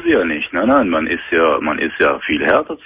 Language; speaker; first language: German; native; German